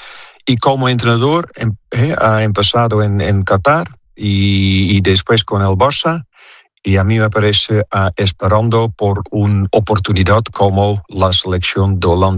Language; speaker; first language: Spanish; non-native, fluent; Dutch